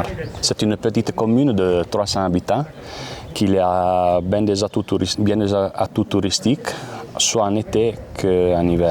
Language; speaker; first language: French; non-native, local second language; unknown